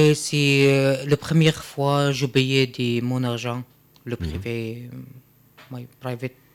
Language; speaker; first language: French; non-native, learner; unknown